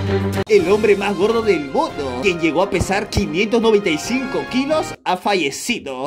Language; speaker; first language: Spanish; native; Spanish